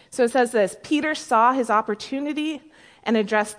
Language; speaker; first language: English; native; English